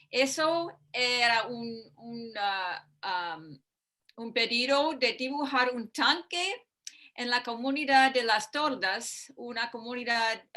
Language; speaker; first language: Spanish; non-native, fluent; English